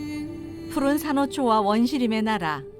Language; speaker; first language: Korean; native; Korean